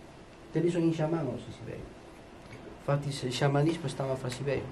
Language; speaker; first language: Danish; non-native, fluent; Spanish